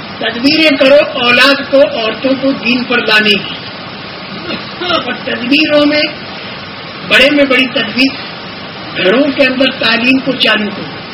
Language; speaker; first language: Urdu; native; Urdu